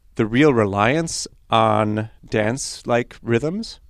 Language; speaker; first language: English; early bilingual, other home language; Polish